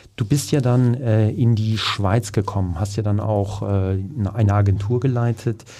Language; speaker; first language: German; native; German